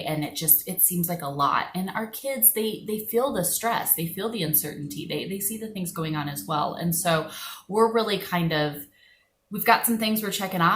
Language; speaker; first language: English; native; English